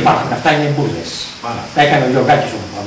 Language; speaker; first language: Greek; native; Greek